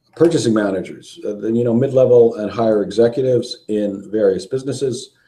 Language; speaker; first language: English; native; English